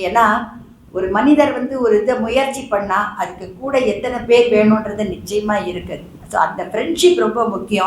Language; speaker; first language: Tamil; native; Tamil